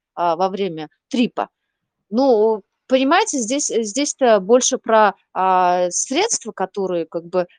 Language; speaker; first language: Russian; non-native, local second language; Uzbek